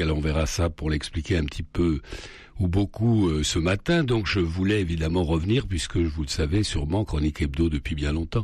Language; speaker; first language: French; native; French